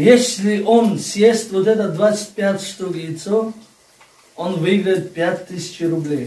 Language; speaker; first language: Russian; non-native, fluent; Tajik